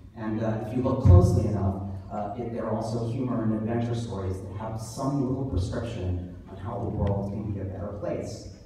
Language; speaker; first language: English; native; English